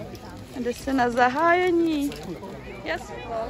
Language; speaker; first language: Czech; native; Czech